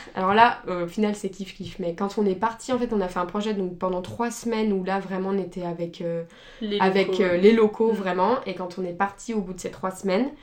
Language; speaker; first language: French; native; French